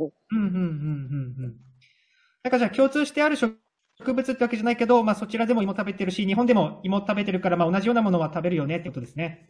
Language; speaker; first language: Japanese; native; Japanese